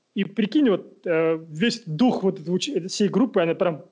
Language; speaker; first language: Russian; non-native, local second language; Kazakh